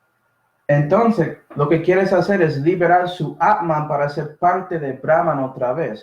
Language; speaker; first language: Spanish; early bilingual, heritage; Spanish